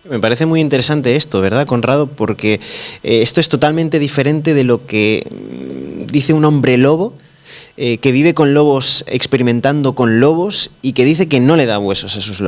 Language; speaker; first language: Spanish; native; Spanish